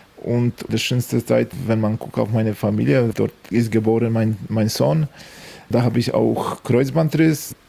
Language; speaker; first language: German; non-native, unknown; Polish